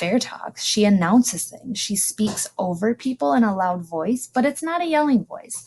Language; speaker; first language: English; native; English